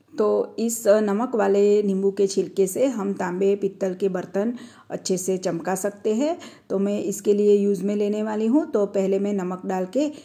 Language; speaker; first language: Hindi; non-native, local second language; Gujarati